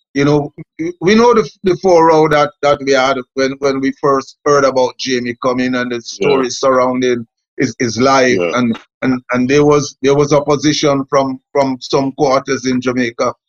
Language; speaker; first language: English; non-native, local second language; Jamaican Creole English